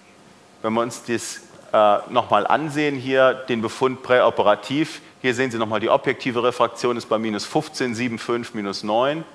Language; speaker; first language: German; native; German